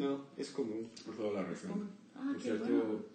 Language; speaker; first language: Spanish; non-native, learner; English